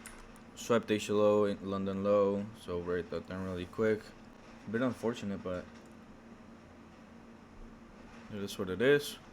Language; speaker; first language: English; early bilingual, other home language; Spanish